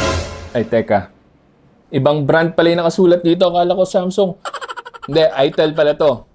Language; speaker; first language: Filipino; native; Filipino